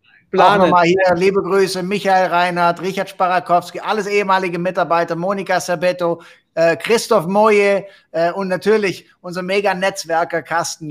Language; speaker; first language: German; native; German